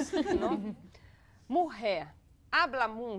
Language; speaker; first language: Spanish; non-native, learner; Portuguese